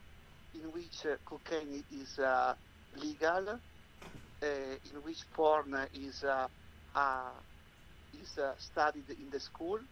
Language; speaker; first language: English; non-native, learner; Italian